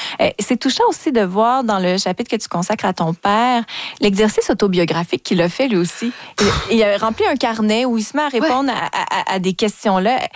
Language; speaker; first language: French; native; French